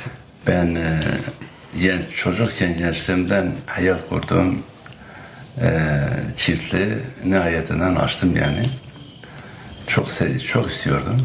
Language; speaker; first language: Turkish; non-native, local second language; Kurdish